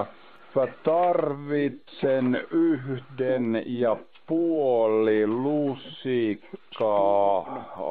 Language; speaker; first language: Finnish; non-native, learner; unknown